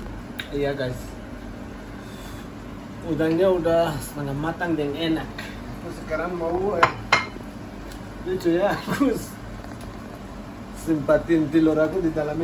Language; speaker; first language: Indonesian; non-native, learner; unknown